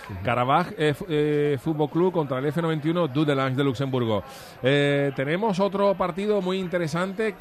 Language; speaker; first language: Spanish; native; Spanish